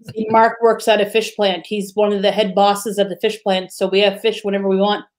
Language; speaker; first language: English; native; English